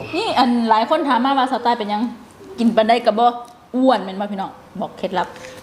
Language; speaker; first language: Thai; native; Thai